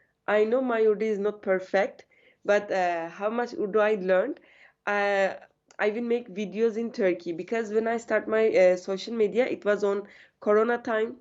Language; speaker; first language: English; non-native, learner; Turkish